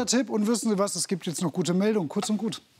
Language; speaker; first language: German; native; German